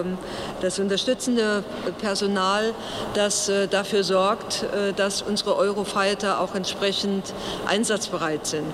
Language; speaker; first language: German; native; German